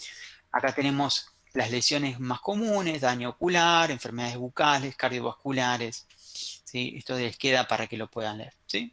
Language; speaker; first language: Spanish; native; Spanish